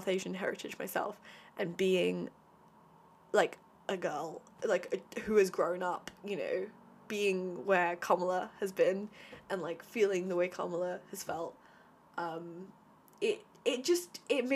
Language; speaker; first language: English; native; English